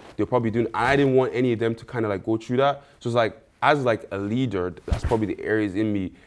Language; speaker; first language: English; native; English